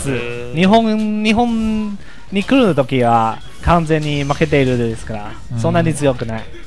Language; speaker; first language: Japanese; non-native, learner; Chinese